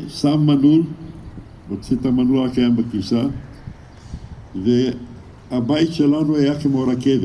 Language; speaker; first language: Hebrew; non-native, fluent; Romanian